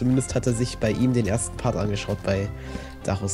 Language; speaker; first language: German; native; German